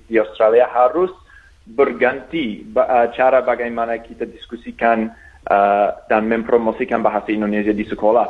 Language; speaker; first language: Indonesian; non-native, fluent; English